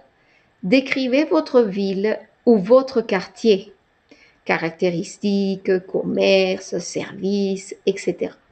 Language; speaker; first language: French; non-native, fluent; Spanish